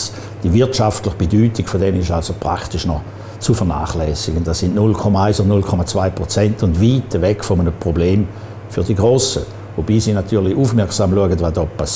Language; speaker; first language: German; native; German